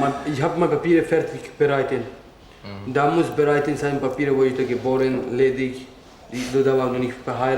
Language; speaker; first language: German; non-native, learner; Romany